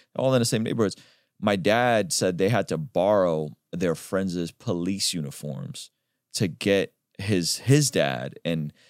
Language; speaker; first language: English; early bilingual, other home language; Armenian